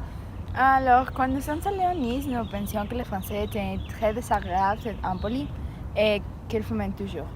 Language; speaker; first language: French; non-native, learner; Spanish